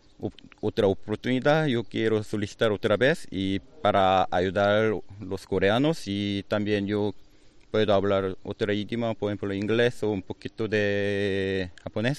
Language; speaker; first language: Spanish; non-native, learner; Korean